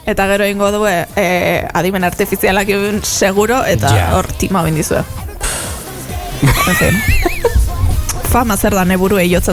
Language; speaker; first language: Basque; native; Basque